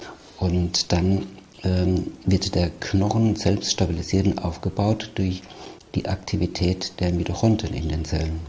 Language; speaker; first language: German; native; German